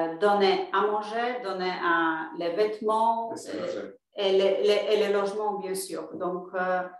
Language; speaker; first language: French; non-native, fluent; Polish